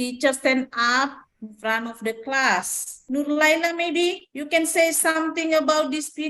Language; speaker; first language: English; non-native, learner; Indonesian